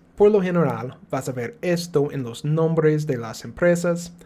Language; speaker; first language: Spanish; non-native, learner; English